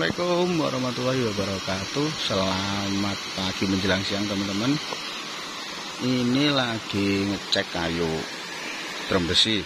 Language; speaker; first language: Indonesian; non-native, local second language; Javanese